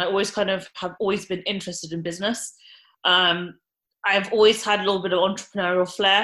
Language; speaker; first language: English; native; English